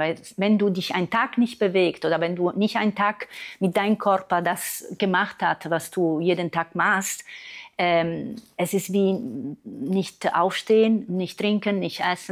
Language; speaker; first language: German; non-native, fluent; Italian